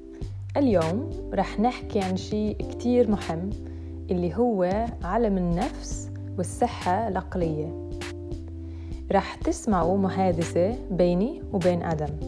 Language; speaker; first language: Arabic; non-native, fluent; English